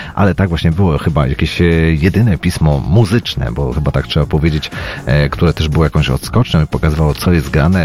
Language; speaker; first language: Polish; native; Polish